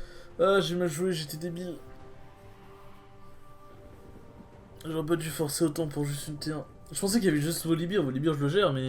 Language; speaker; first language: French; native; French